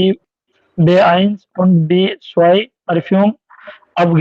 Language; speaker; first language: German; non-native, learner; Hindi